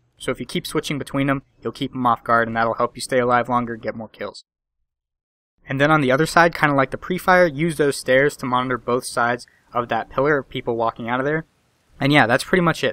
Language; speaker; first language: English; native; English